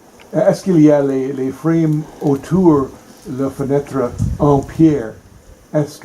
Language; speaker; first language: French; non-native, learner; English